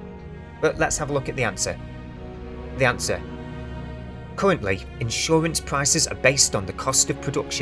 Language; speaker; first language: English; native; English